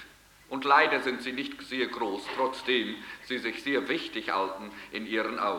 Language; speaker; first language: German; early bilingual, heritage; German